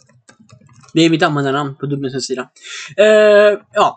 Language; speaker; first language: Swedish; native; Swedish